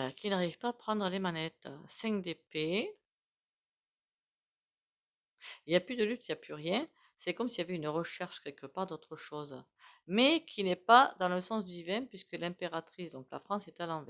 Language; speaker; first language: French; native; French